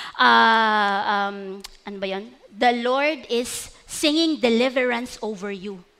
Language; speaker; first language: English; non-native, local second language; Filipino